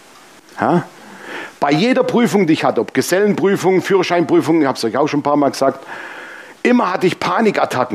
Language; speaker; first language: German; native; German